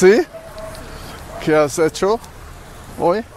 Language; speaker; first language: Spanish; non-native, learner; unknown